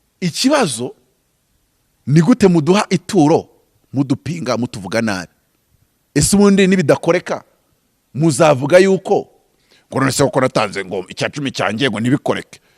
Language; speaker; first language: Kinyarwanda; native; Kinyarwanda